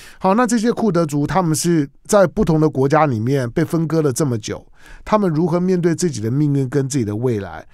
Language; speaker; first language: Chinese; native; Chinese